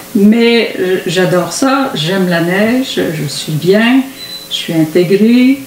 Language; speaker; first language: French; non-native, fluent; Arabic